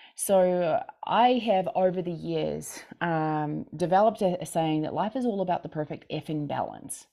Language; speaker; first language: English; native; English